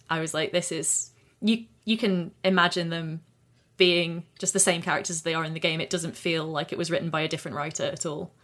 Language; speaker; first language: English; native; English